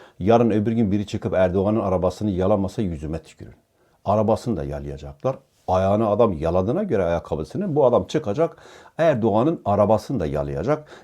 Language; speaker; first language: Turkish; native; Turkish